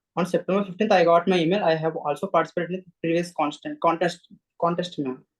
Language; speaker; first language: English; non-native, local second language; Telugu